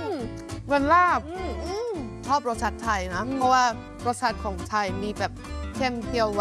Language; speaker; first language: Thai; non-native, fluent; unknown